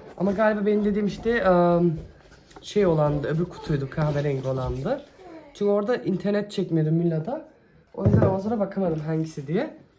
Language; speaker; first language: Turkish; early bilingual, heritage; Turkish